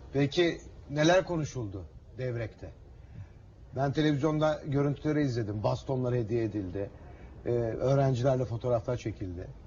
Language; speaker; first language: Turkish; native; Turkish